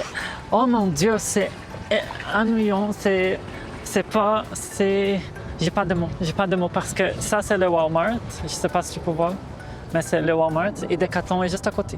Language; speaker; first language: French; non-native, fluent; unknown